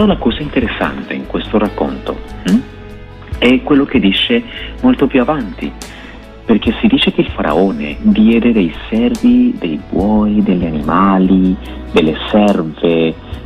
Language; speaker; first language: Italian; non-native, fluent; Spanish